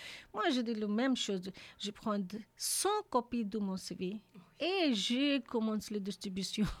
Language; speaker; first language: French; non-native, learner; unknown